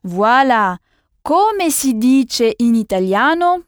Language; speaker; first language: Italian; non-native, fluent; French